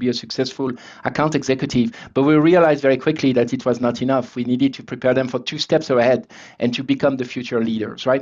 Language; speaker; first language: English; non-native, fluent; French